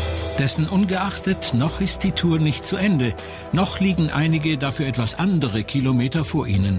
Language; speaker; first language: German; native; German